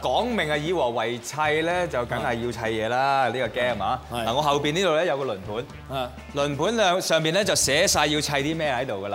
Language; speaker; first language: Cantonese; native; Cantonese